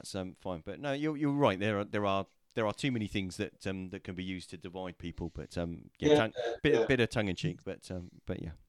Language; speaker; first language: English; native; English